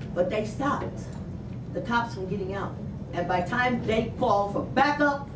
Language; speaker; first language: English; native; English